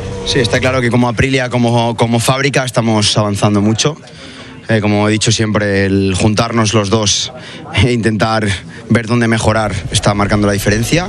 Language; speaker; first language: Spanish; native; Spanish